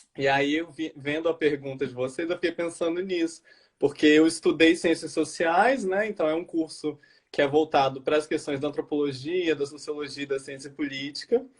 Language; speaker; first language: Portuguese; native; Portuguese